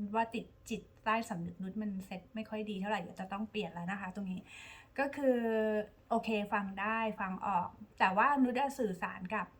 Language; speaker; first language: Thai; native; Thai